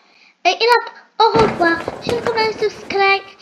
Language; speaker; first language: French; non-native, learner; Arabic